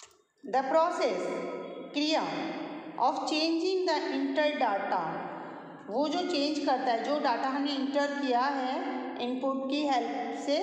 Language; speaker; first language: Hindi; native; Hindi